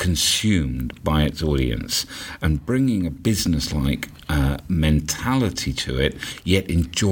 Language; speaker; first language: English; native; English